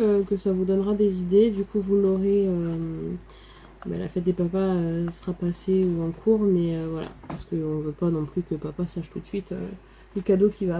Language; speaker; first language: French; native; French